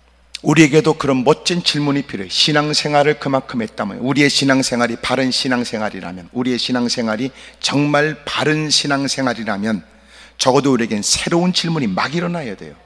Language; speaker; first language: Korean; native; Korean